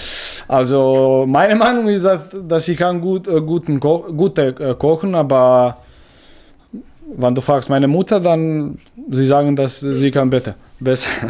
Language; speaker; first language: German; non-native, learner; Croatian